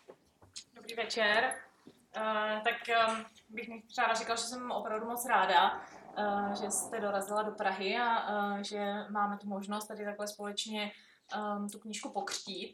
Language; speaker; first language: Czech; native; Czech